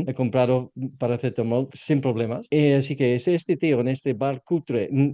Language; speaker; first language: Spanish; non-native, learner; English